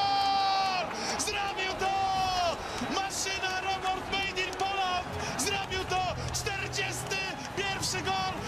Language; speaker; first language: Polish; native; Polish